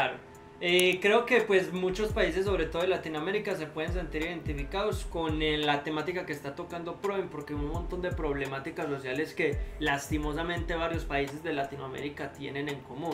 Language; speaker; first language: Spanish; native; Spanish